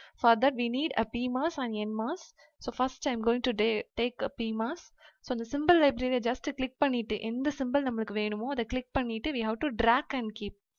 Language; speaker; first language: English; non-native, local second language; Tamil